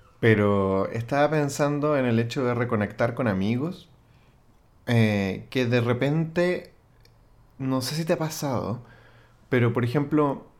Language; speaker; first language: Spanish; native; Spanish